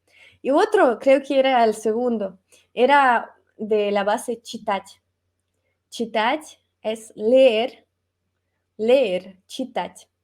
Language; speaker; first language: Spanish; non-native, fluent; Russian